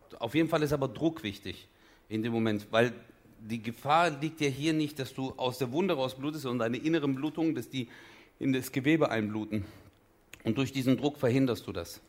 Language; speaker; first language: German; early bilingual, other home language; Turkish